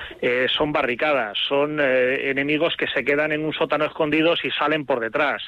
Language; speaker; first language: Spanish; native; Spanish